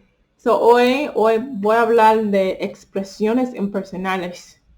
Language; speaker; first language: Spanish; early bilingual, heritage; Spanish